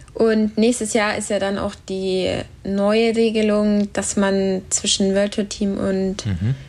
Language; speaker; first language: German; native; German